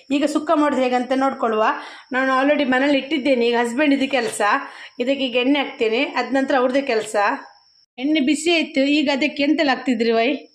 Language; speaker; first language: Kannada; non-native, local second language; Tulu